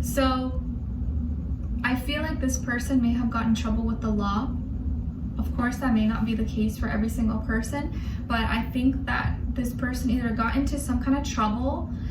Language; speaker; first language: English; native; English